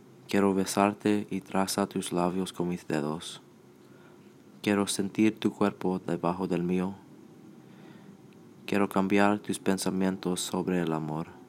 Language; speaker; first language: Spanish; non-native, learner; English